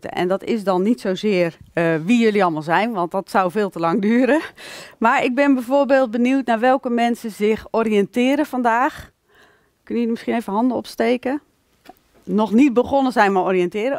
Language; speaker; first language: Dutch; native; Dutch